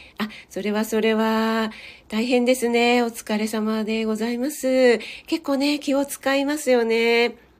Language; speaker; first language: Japanese; native; Japanese